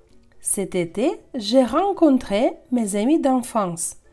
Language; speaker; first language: French; non-native, fluent; Russian